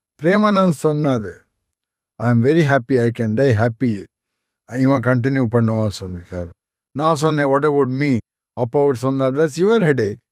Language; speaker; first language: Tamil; non-native, fluent; Konkani